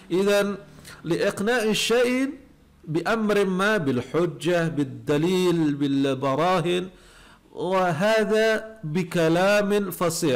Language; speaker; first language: Arabic; non-native, fluent; Indonesian